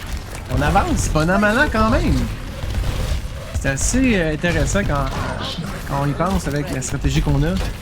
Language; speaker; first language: French; native; French